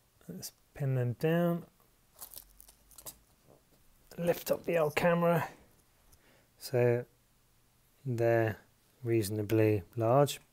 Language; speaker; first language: English; native; English